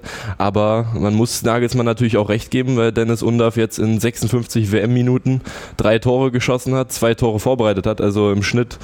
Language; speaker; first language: German; native; German